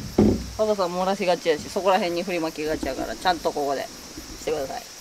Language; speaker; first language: Japanese; native; Japanese